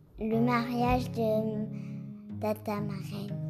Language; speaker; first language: French; early bilingual, heritage; French